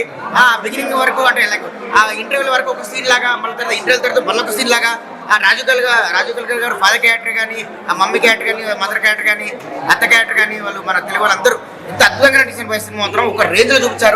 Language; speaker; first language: Telugu; native; Telugu